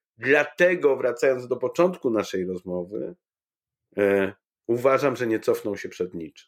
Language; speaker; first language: Polish; native; Polish